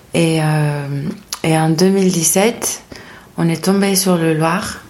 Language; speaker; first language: French; non-native, fluent; Spanish